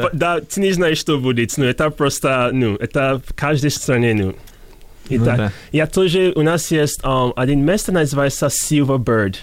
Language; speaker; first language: Russian; non-native, learner; English